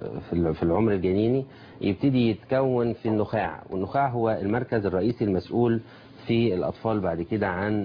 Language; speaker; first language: Arabic; native; Arabic